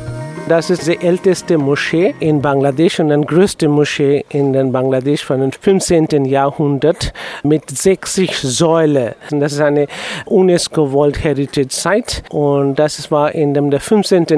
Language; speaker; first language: German; non-native, learner; Bangla